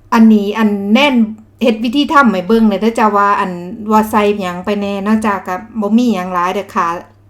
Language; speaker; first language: Thai; native; Thai